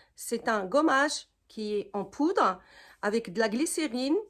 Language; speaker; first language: French; non-native, local second language; Arabic